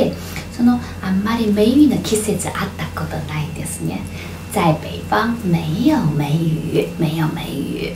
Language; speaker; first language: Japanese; non-native, fluent; Chinese